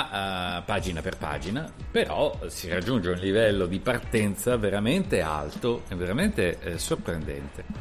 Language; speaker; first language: Italian; native; Italian